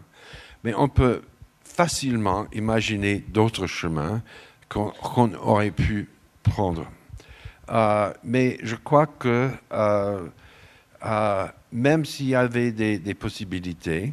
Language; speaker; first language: French; non-native, fluent; English